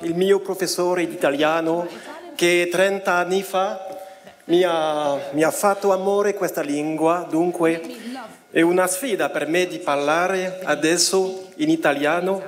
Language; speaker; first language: Italian; non-native, fluent; French